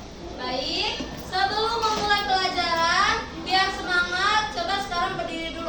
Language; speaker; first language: Indonesian; native; Indonesian